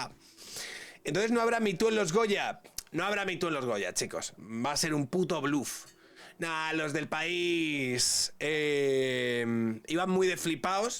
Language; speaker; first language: Spanish; native; Spanish